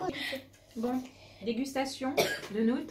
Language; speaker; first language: French; native; French